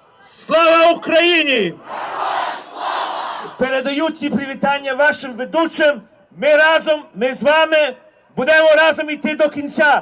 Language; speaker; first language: Ukrainian; early bilingual, heritage; Ukrainian